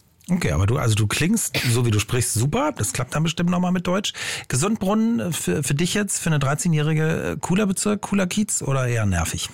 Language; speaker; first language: German; native; German